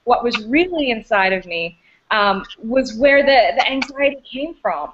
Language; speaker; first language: English; native; English